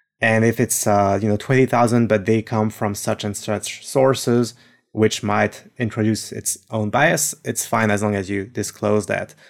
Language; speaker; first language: English; non-native, fluent; French